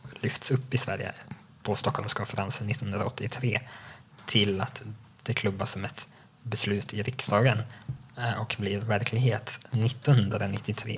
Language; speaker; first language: Swedish; native; Swedish